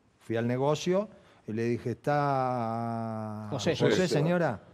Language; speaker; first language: Spanish; native; Spanish